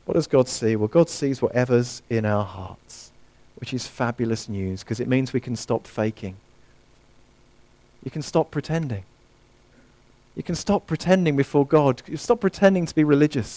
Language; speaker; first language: English; native; English